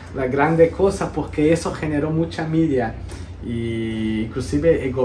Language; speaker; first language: Spanish; early bilingual, heritage; Spanish